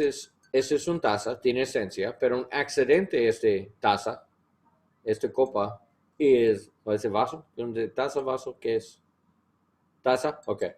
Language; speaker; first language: Spanish; non-native, learner; English